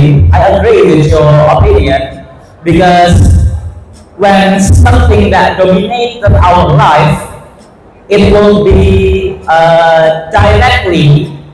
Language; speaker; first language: English; non-native, fluent; Indonesian